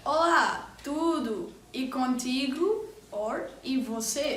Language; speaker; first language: Portuguese; non-native, learner; Hindi